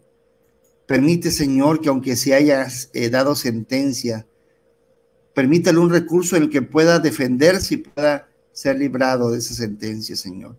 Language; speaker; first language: Spanish; native; Spanish